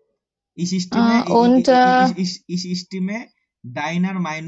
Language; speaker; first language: German; non-native, fluent; Bangla